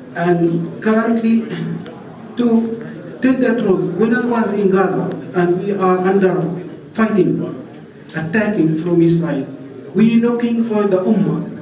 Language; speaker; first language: English; non-native, fluent; Arabic